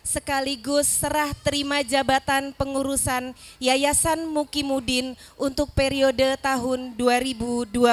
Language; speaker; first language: Indonesian; native; Indonesian